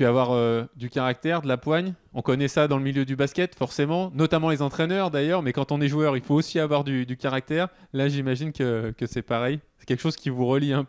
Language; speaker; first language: French; native; French